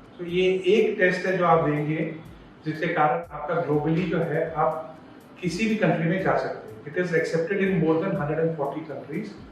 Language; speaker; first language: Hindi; non-native, local second language; Gujarati